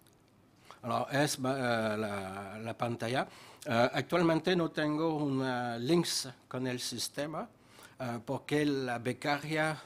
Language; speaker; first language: Spanish; non-native, fluent; French